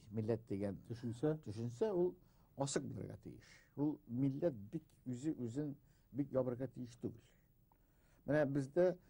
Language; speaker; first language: Tatar; non-native, local second language; Bashkir